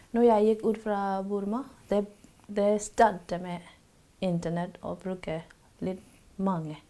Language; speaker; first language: Norwegian; non-native, learner; Burmese